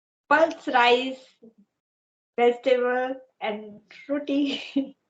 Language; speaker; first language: English; non-native, learner; Hindi